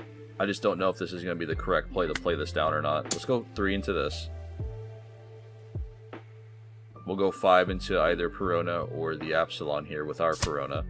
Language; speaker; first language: English; native; English